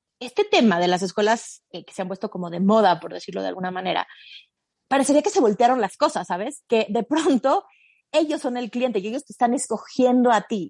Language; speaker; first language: Spanish; native; Spanish